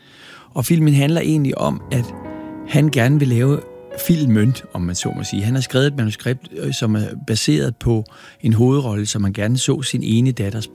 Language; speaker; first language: Danish; native; Danish